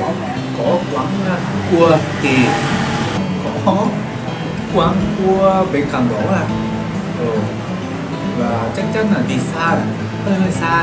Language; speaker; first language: Vietnamese; non-native, learner; Japanese